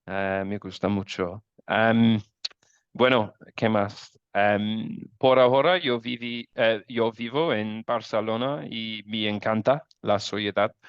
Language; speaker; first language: Spanish; non-native, learner; English